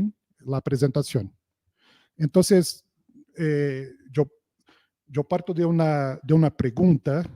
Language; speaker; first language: Spanish; non-native, fluent; Portuguese